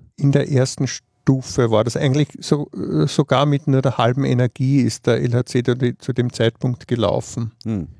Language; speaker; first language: German; native; German